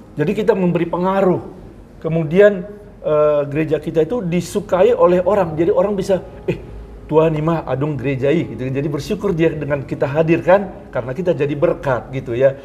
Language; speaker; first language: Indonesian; native; Indonesian